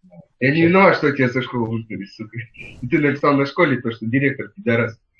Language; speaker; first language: Russian; native; Russian